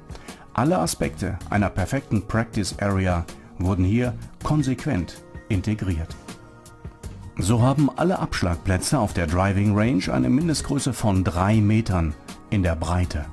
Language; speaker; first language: German; native; German